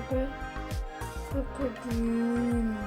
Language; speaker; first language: Russian; early bilingual, heritage; Russian